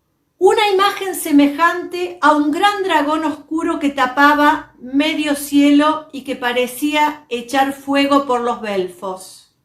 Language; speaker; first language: Spanish; native; Spanish